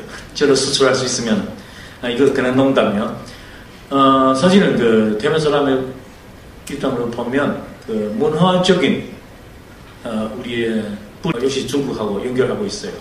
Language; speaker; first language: Korean; non-native, fluent; Chinese